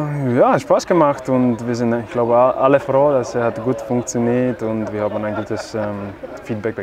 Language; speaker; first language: German; non-native, fluent; Czech